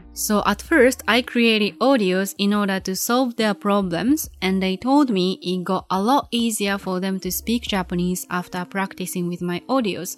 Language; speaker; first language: English; non-native, fluent; Japanese